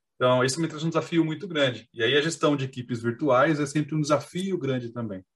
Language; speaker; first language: Portuguese; native; Portuguese